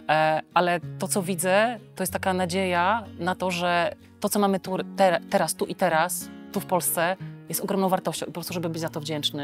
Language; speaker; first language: Polish; native; Polish